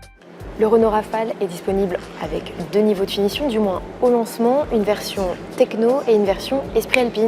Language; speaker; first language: French; native; French